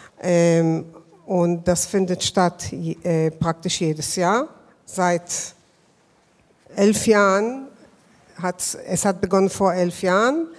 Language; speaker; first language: German; non-native, fluent; Hebrew